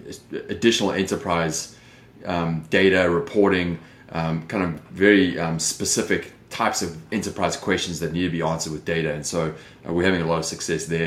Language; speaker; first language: English; native; English